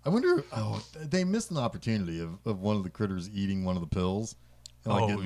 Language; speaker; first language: English; native; English